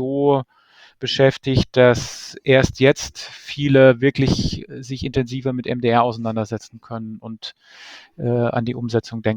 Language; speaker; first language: German; native; German